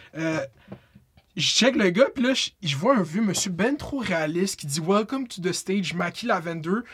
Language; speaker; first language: French; native; French